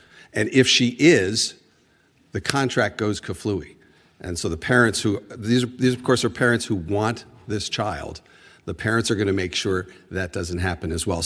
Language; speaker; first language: English; native; English